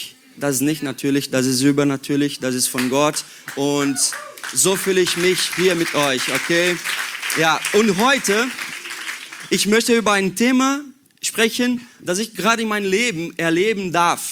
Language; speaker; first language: German; non-native, learner; Portuguese